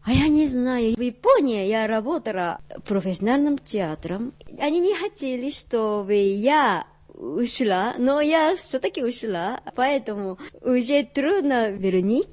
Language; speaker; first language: Russian; non-native, learner; Japanese